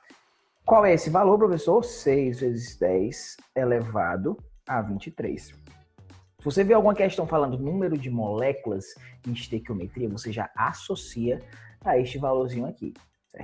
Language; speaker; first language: Portuguese; native; Portuguese